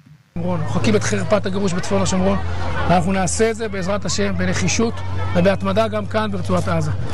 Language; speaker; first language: Hebrew; native; Hebrew